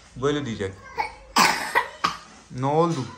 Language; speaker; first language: Turkish; non-native, learner; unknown